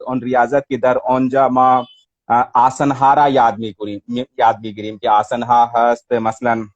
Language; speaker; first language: Persian; non-native, fluent; Hindi